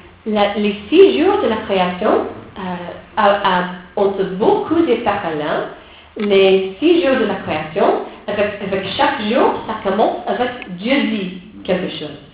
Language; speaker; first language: French; non-native, fluent; English